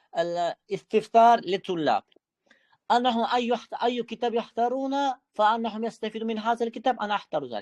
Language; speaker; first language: Arabic; non-native, fluent; Uzbek